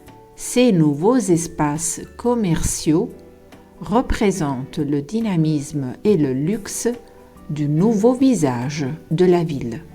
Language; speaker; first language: French; non-native, fluent; Italian